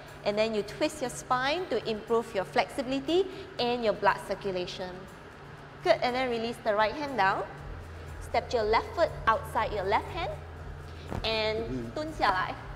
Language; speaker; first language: English; non-native, local second language; Chinese